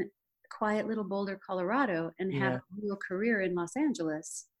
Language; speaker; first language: English; native; English